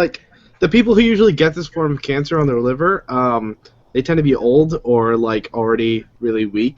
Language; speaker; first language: English; native; English